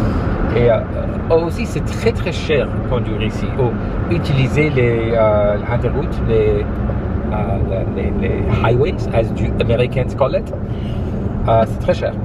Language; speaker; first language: French; non-native, learner; English